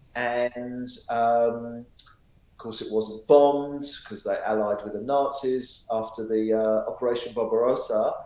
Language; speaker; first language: English; native; English